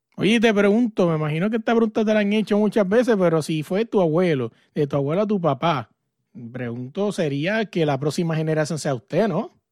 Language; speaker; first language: Spanish; native; Spanish